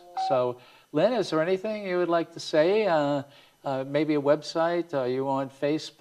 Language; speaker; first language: English; native; English